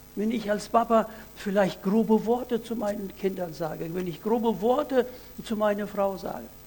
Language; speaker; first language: German; non-native, fluent; Russian